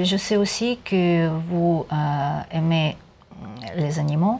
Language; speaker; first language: French; non-native, learner; Russian